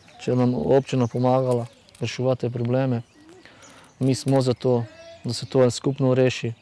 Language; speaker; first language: Slovenian; non-native, local second language; Romany